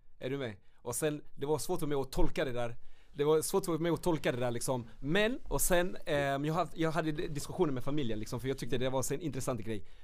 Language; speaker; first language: Swedish; early bilingual, other home language; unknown